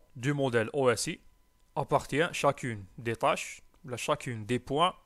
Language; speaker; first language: French; non-native, local second language; Arabic